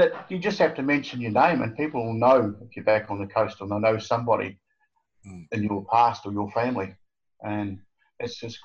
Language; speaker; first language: English; native; English